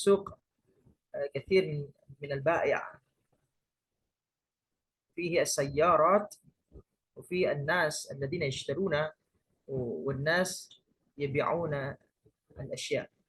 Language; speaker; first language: Arabic; non-native, fluent; Indonesian